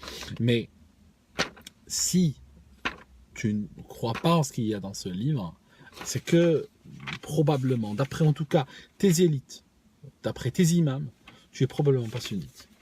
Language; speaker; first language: French; native; French